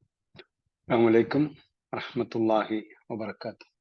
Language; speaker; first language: Arabic; non-native, fluent; Malayalam